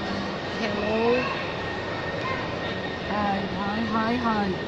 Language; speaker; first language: English; non-native, learner; Turkish